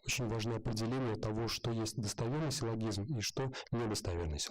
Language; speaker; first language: Russian; native; Russian